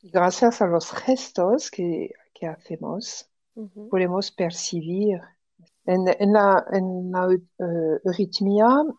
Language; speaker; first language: Spanish; non-native, fluent; French